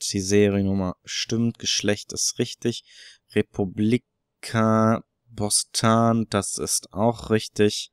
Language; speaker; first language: German; native; German